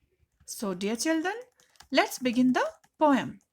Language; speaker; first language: English; non-native, local second language; Hindi